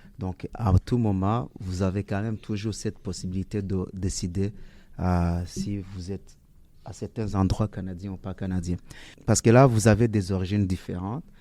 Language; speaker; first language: French; native; French